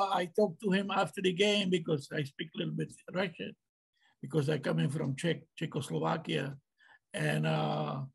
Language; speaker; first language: English; non-native, learner; Czech